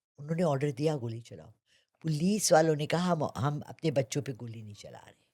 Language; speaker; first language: Urdu; native; Urdu